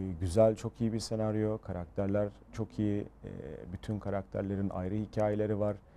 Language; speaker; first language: Turkish; early bilingual, heritage; Turkish